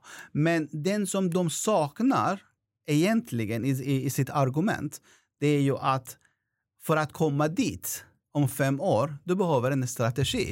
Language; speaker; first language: Swedish; non-native, fluent; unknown